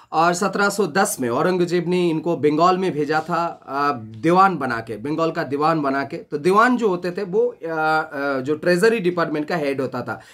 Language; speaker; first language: Hindi; non-native, local second language; Bangla